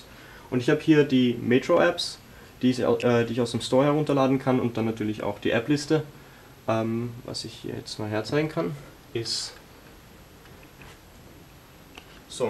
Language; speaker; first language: German; native; German